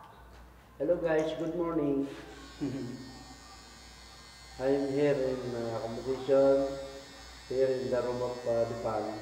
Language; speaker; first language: English; non-native, local second language; Filipino